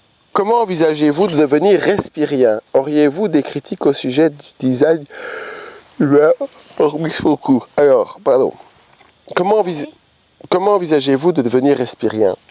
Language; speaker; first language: French; native; French